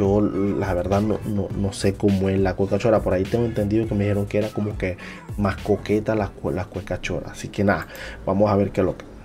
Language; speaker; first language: Spanish; native; Spanish